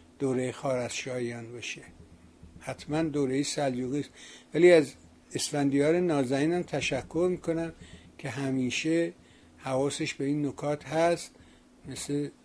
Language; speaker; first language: Persian; native; Persian